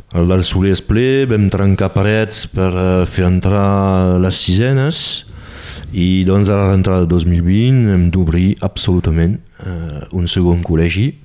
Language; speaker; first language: Catalan; non-native, local second language; French